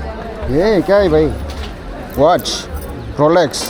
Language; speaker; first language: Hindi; non-native, local second language; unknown